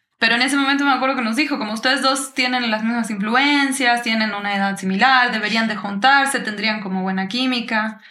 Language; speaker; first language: Spanish; native; Spanish